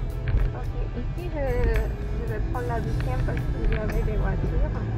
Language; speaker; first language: French; non-native, fluent; Spanish